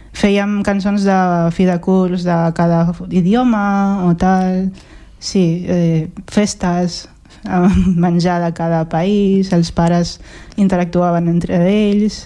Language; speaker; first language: Catalan; early bilingual, other home language; Filipino